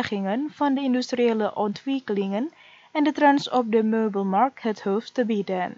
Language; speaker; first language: Dutch; non-native, fluent; Indonesian